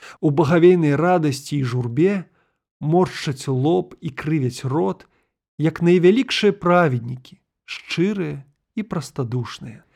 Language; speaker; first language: Belarusian; native; Belarusian